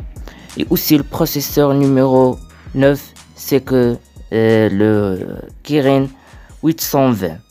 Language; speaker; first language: French; non-native, learner; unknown